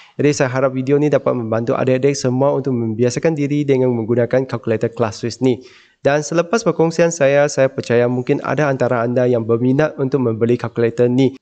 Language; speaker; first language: Malay; non-native, local second language; Chinese